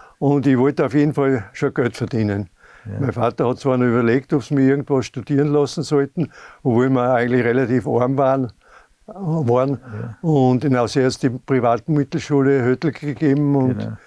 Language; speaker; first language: German; native; German